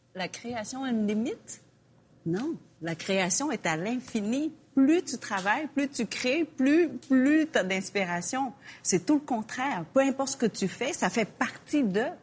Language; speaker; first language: French; early bilingual, other home language; Vietnamese